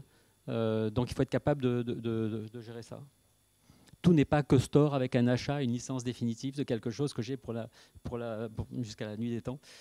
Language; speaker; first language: French; native; French